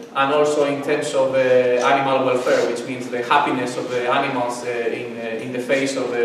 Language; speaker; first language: English; non-native, fluent; Spanish